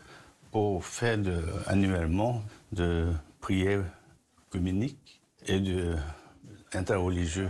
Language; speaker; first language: French; non-native, fluent; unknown